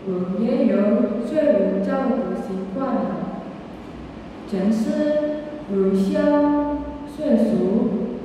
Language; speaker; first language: Chinese; non-native, learner; Indonesian